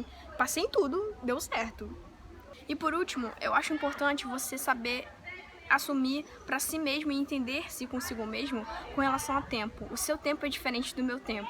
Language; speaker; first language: Portuguese; native; Portuguese